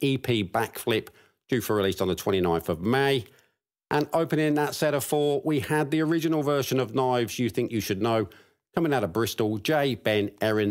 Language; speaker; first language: English; native; English